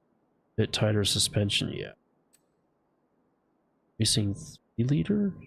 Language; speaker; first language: English; native; English